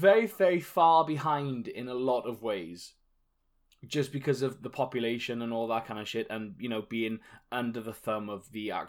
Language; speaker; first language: English; native; English